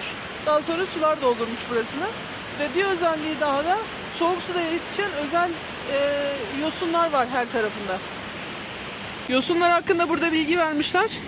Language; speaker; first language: Turkish; native; Turkish